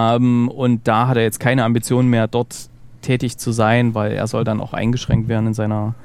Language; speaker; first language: German; native; German